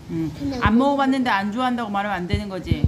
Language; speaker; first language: Korean; native; Korean